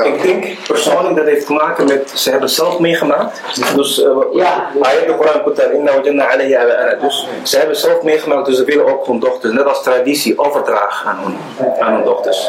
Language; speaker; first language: Dutch; early bilingual, other home language; Somali